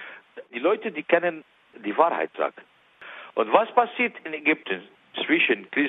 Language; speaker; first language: German; non-native, learner; Arabic